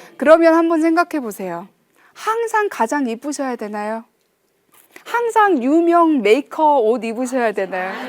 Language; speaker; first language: Korean; early bilingual, heritage; Korean